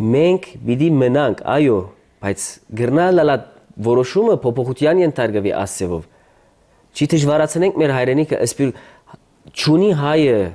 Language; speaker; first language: Armenian; early bilingual, heritage; Armenian